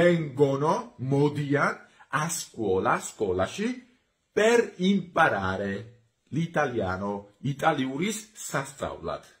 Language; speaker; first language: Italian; non-native, fluent; Georgian